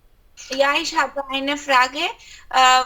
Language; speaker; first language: German; non-native, learner; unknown